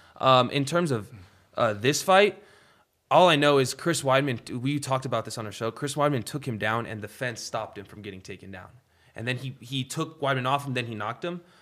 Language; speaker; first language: English; native; English